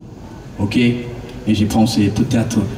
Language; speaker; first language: French; non-native, learner; English